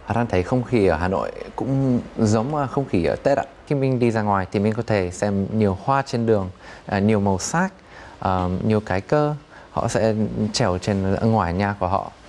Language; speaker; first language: Vietnamese; non-native, fluent; English